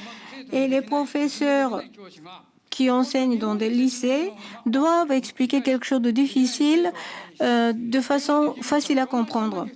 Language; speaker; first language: French; non-native, fluent; Japanese